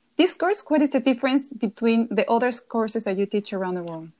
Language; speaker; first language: English; non-native, fluent; Spanish